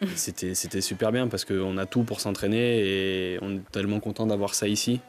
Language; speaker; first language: French; native; French